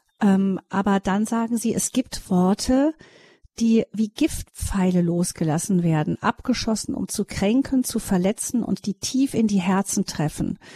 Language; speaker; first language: German; native; German